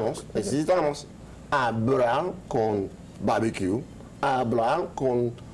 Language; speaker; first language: Spanish; non-native, learner; Haitian Creole